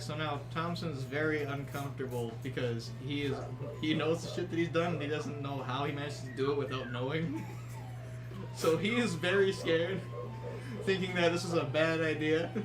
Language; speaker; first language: English; native; English